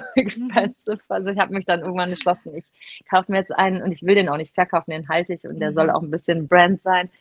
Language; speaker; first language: German; native; German